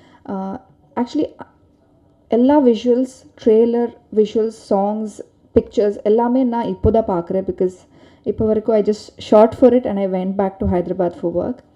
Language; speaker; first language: Tamil; non-native, learner; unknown